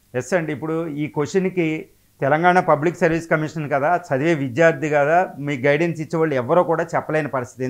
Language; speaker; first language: Telugu; native; Telugu